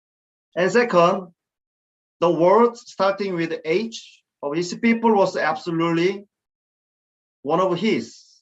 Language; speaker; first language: English; non-native, fluent; Korean